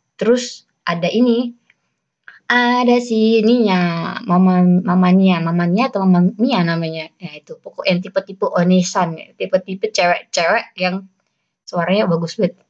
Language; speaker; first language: Indonesian; native; Indonesian